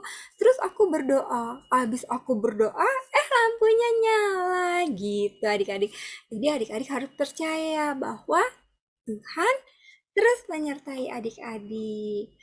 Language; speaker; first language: Indonesian; native; Indonesian